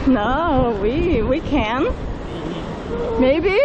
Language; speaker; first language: English; non-native, learner; Portuguese